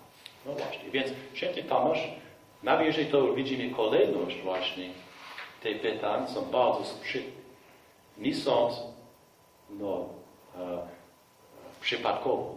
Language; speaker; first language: Polish; non-native, fluent; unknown